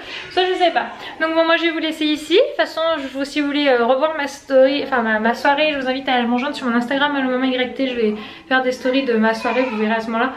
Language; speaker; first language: French; native; French